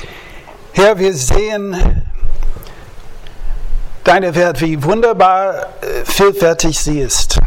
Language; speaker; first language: German; non-native, fluent; English